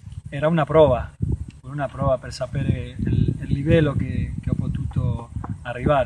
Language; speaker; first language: Italian; non-native, fluent; Spanish